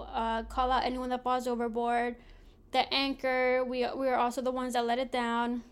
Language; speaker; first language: English; native; English